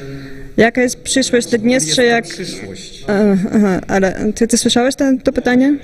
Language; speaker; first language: Polish; non-native, fluent; Russian